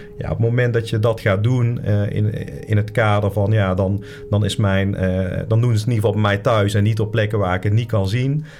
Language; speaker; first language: Dutch; native; Dutch